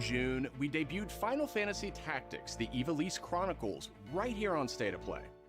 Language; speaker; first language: English; native; English